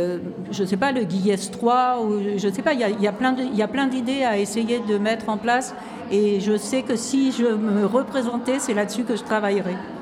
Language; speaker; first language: French; native; French